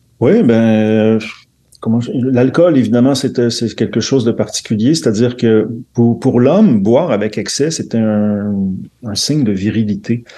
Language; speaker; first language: French; native; French